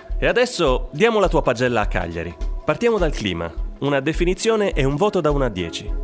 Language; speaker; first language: Italian; native; Italian